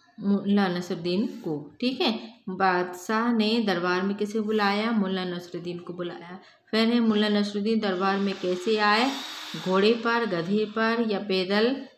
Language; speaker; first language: Hindi; native; Hindi